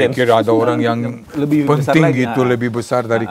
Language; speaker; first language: Indonesian; non-native, fluent; Serbian